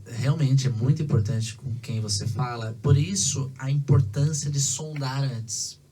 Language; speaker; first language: Portuguese; native; Portuguese